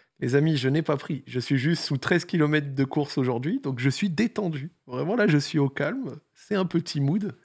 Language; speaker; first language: French; native; French